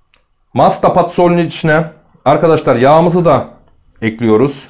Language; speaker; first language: Turkish; native; Turkish